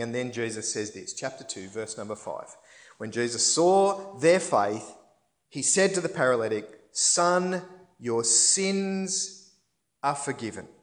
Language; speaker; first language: English; native; English